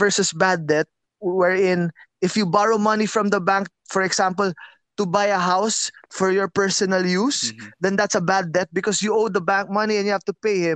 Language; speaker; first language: English; non-native, local second language; Filipino